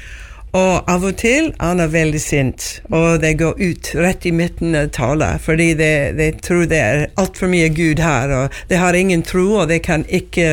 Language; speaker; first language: Norwegian; non-native, learner; English